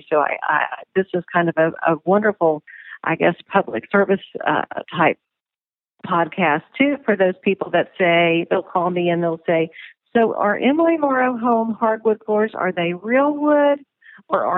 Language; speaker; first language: English; native; English